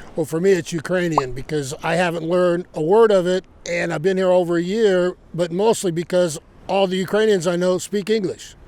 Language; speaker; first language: English; native; English